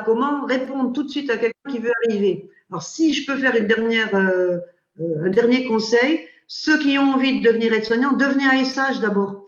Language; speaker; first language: French; native; French